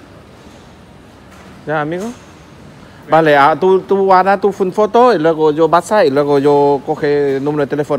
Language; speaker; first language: Spanish; non-native, learner; Vietnamese